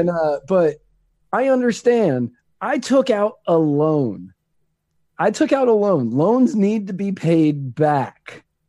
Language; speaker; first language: English; native; English